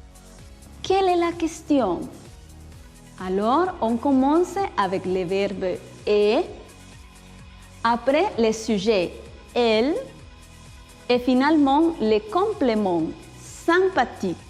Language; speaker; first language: French; non-native, fluent; Spanish